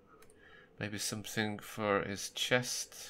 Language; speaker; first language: English; native; English